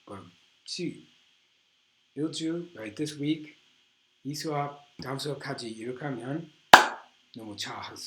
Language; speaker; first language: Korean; non-native, learner; English